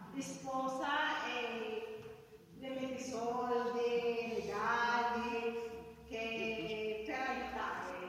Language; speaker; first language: Italian; non-native, learner; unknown